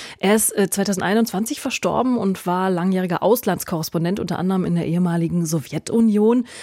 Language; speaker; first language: German; native; German